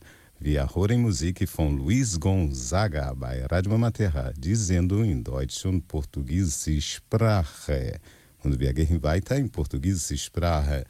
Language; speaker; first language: German; non-native, learner; Portuguese